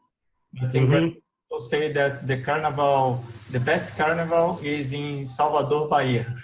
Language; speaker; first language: English; non-native, learner; Portuguese